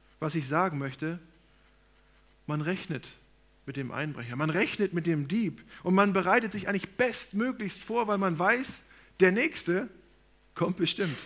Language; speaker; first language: German; native; German